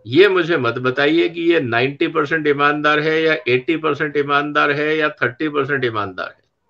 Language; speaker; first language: Hindi; native; Hindi